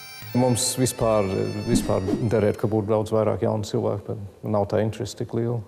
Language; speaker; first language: Latvian; early bilingual, heritage; Latvian